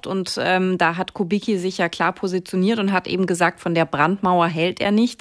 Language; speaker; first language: German; native; German